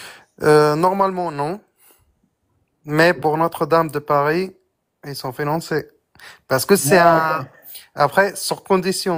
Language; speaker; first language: French; non-native, learner; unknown